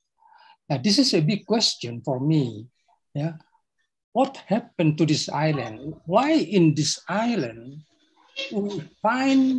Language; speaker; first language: English; non-native, fluent; Indonesian